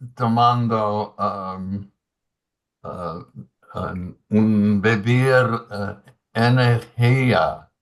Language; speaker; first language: Spanish; non-native, learner; English